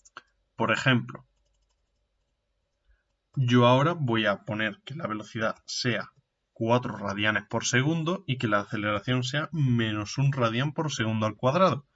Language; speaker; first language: Spanish; native; Spanish